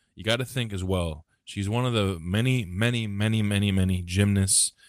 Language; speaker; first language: English; early bilingual, other home language; Japanese